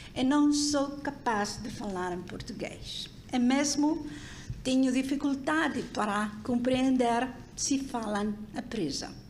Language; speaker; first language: Portuguese; non-native, learner; Spanish